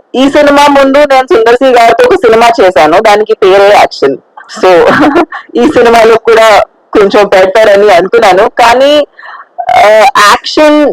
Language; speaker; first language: Telugu; non-native, fluent; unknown